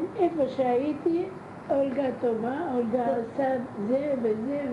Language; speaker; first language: Hebrew; non-native, fluent; Arabic